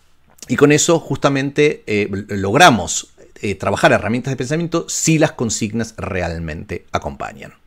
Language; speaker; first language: Spanish; native; Spanish